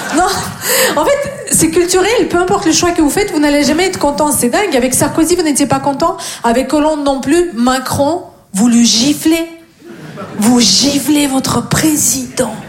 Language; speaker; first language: French; non-native, fluent; Russian